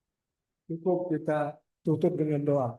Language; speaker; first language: Indonesian; native; Indonesian